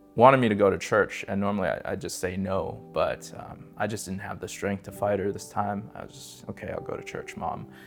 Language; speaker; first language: English; native; English